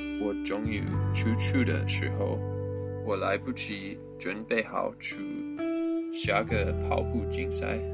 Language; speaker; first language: Chinese; non-native, learner; English